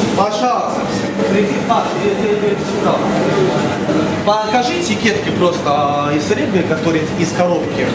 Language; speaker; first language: Russian; non-native, fluent; Italian